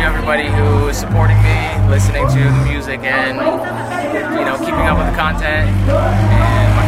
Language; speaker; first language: English; non-native, fluent; Russian